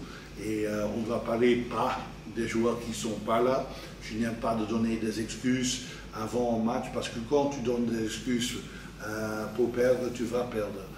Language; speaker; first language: French; non-native, fluent; Dutch